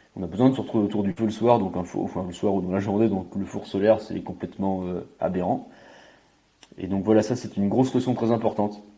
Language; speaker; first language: French; native; French